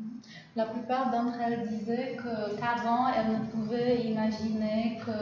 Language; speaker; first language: French; non-native, fluent; Czech